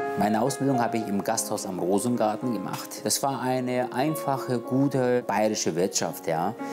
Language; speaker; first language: German; early bilingual, other home language; Turkish